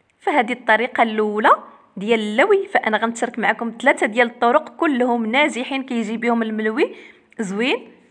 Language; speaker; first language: Arabic; native; Arabic